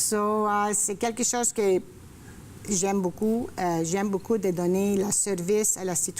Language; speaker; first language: French; non-native, fluent; Greek